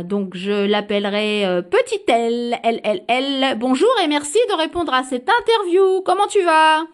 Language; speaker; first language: French; native; French